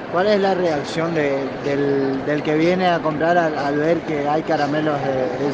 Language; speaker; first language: Spanish; native; Spanish